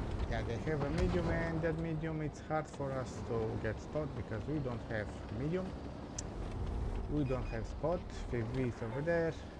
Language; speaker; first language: English; non-native, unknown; Romanian